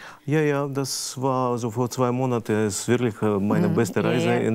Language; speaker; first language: German; non-native, fluent; Russian